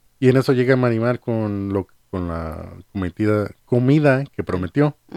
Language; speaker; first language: Spanish; early bilingual, heritage; Spanish